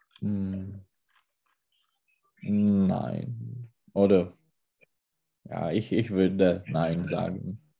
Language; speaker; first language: German; non-native, learner; Czech